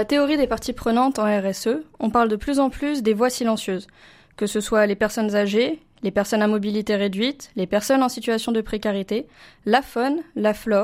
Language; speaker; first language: French; native; French